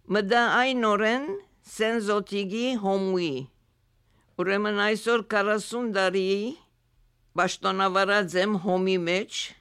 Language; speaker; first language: Armenian; early bilingual, heritage; Armenian